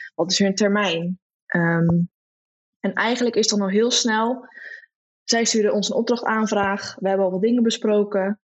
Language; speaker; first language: Dutch; native; Dutch